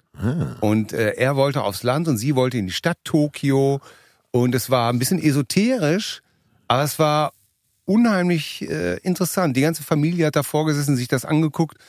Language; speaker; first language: German; native; German